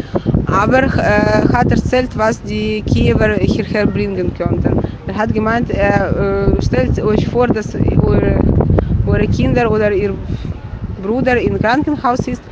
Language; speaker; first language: German; non-native, fluent; Ukrainian